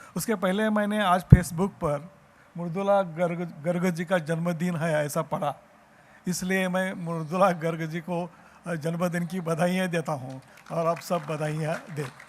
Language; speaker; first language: Hindi; non-native, local second language; Marathi